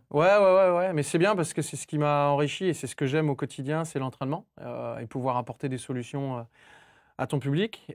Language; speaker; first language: French; native; French